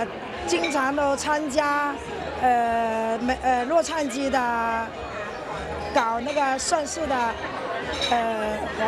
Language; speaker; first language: Chinese; non-native, local second language; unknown